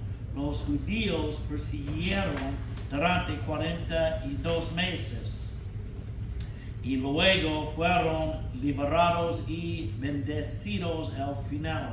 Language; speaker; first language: Spanish; non-native, fluent; English